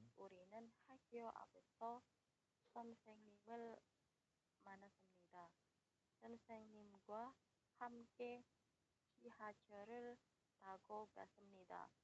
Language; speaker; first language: Korean; non-native, learner; Indonesian